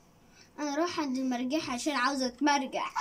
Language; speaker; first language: Arabic; native; Arabic